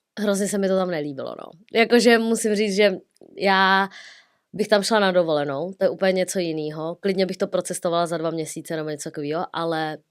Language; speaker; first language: Czech; early bilingual, other home language; Vietnamese